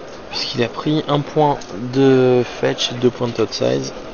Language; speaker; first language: French; native; French